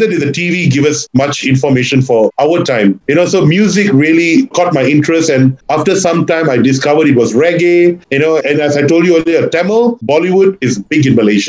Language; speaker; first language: English; non-native, local second language; Tamil